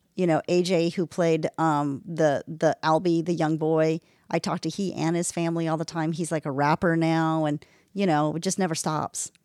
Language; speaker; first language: English; native; English